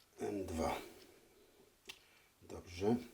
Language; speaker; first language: Polish; non-native, fluent; French